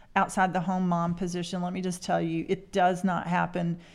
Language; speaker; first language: English; native; English